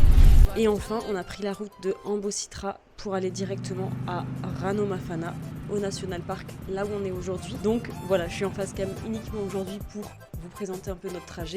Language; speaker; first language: French; native; French